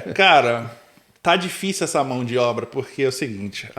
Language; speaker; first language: Portuguese; native; Portuguese